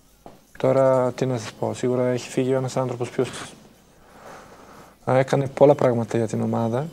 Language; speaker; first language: Greek; non-native, fluent; Serbian